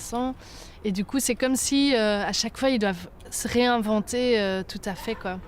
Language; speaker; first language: French; native; French